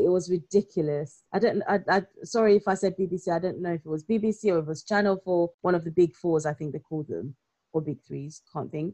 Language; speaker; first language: English; non-native, local second language; Yoruba